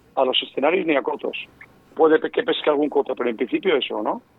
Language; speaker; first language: Spanish; native; Spanish